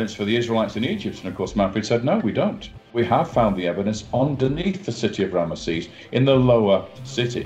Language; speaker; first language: English; native; English